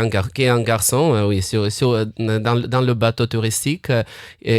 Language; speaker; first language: French; non-native, fluent; Russian